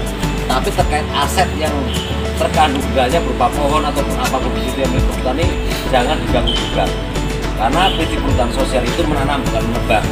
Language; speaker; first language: Indonesian; native; Indonesian